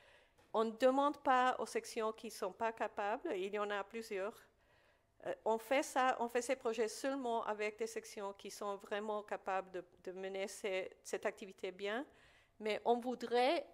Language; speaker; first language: French; non-native, fluent; Spanish